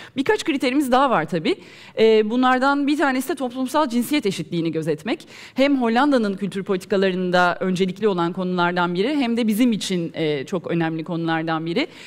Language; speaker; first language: Turkish; native; Turkish